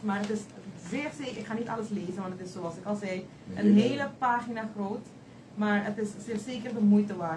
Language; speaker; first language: Dutch; native; Dutch